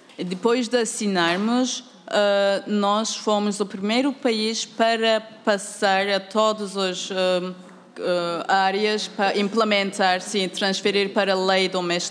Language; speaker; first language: Portuguese; non-native, fluent; Turkish